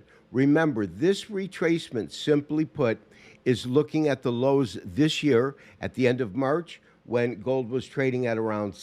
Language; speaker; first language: English; native; English